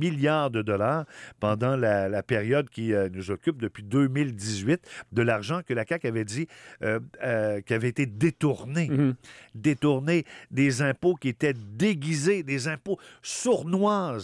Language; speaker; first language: French; native; French